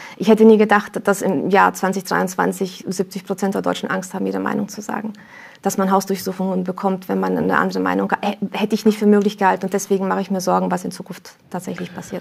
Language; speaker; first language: German; early bilingual, other home language; Romanian